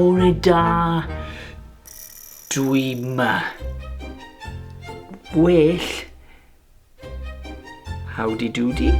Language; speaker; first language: Welsh; non-native, local second language; English